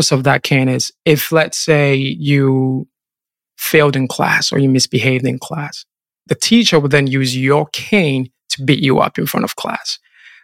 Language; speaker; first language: English; non-native, local second language; Akan